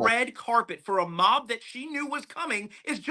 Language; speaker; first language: English; native; English